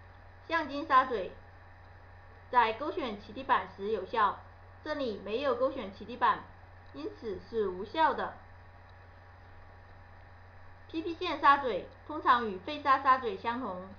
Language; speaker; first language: Chinese; native; Chinese